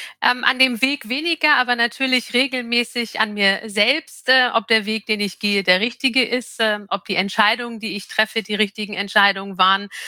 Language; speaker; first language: German; early bilingual, other home language; Turkish